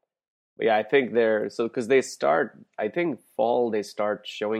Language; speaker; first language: English; non-native, local second language; Hindi